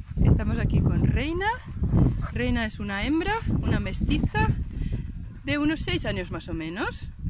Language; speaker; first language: Spanish; native; Spanish